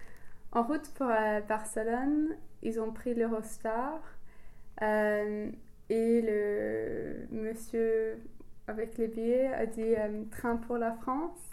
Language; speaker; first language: French; non-native, learner; English